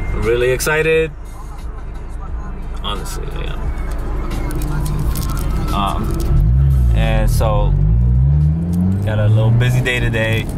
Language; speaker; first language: English; native; English